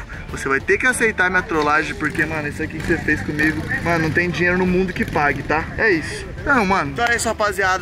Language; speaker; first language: Portuguese; native; Portuguese